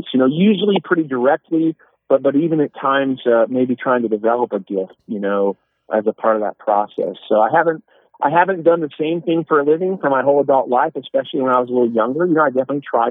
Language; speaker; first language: English; native; English